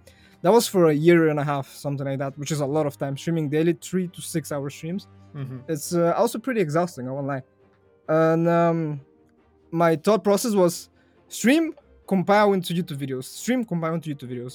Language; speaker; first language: English; non-native, fluent; Bulgarian